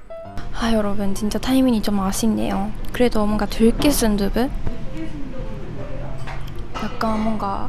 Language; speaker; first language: Korean; non-native, fluent; Japanese